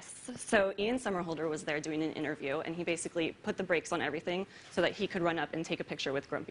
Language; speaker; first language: English; native; English